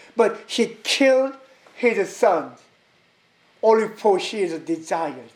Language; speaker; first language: English; non-native, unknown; Korean